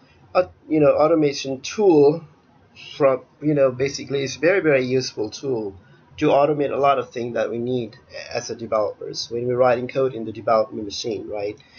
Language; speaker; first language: English; non-native, fluent; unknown